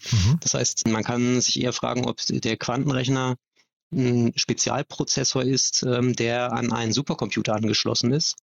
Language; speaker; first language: German; native; German